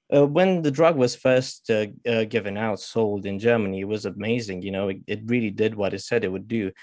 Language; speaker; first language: English; non-native, fluent; Romanian